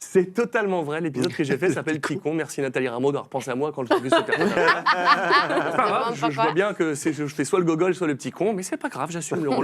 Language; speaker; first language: French; native; French